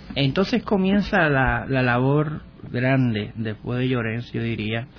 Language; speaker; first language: Spanish; native; Spanish